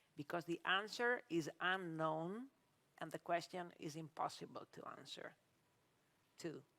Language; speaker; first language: English; non-native, fluent; Italian